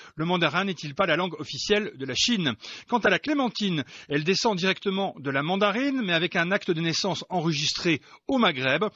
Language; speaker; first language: French; native; French